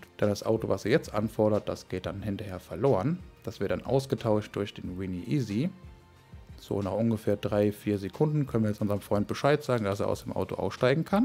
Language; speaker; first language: German; native; German